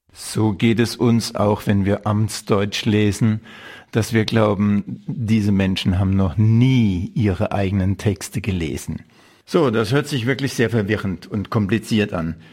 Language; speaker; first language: German; native; German